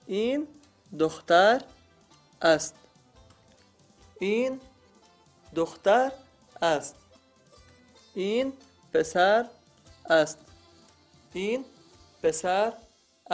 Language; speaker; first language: Persian; non-native, learner; Arabic